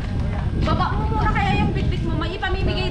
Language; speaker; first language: Filipino; native; Filipino